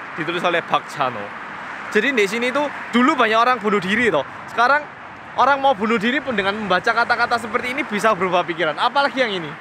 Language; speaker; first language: Indonesian; early bilingual, other home language; Korean